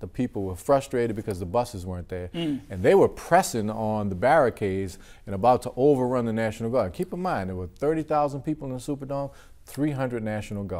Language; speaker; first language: English; native; English